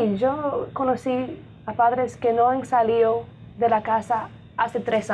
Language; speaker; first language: Spanish; early bilingual, heritage; Spanish